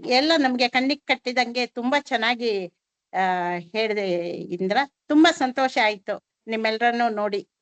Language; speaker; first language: Kannada; non-native, local second language; Malayalam